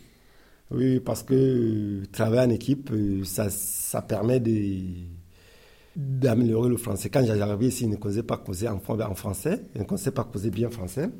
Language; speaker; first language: French; non-native, learner; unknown